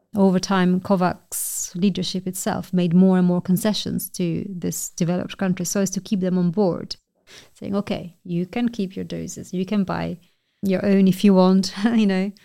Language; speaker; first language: English; non-native, fluent; Albanian